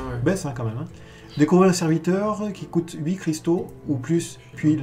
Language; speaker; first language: French; native; French